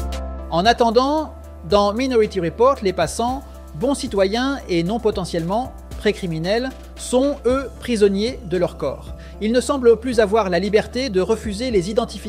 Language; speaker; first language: French; native; French